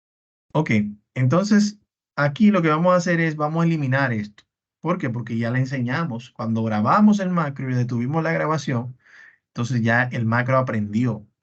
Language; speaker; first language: Spanish; native; Spanish